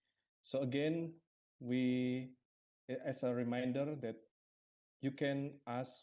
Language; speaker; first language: English; non-native, fluent; Indonesian